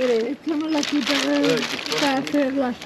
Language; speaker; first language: Spanish; non-native, learner; Filipino